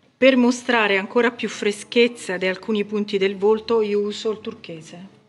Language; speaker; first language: Italian; native; Italian